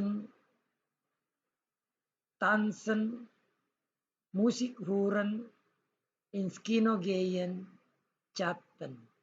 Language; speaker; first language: German; non-native, fluent; Indonesian